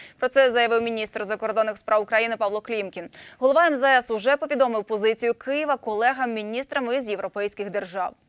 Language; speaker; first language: Ukrainian; native; Ukrainian